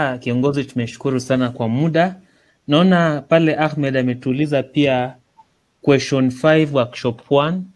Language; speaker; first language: Swahili; non-native, local second language; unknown